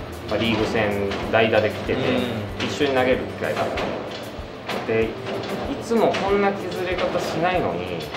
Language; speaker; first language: Japanese; native; Japanese